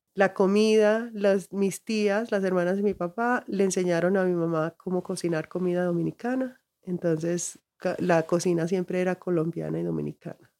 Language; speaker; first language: Spanish; early bilingual, heritage; Spanish